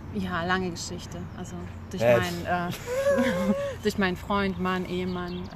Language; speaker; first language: German; early bilingual, other home language; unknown